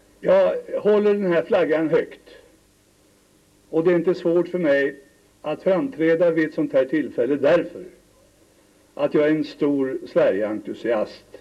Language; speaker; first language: Swedish; native; Swedish